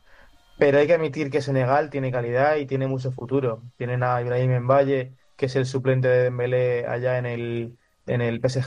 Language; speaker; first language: Spanish; native; Spanish